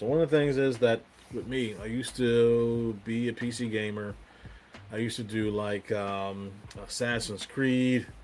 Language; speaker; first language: English; native; English